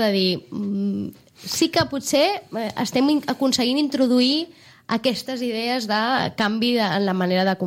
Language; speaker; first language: Catalan; native; Catalan